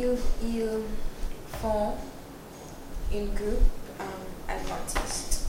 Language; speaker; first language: French; non-native, learner; English